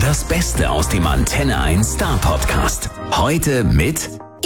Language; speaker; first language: German; native; German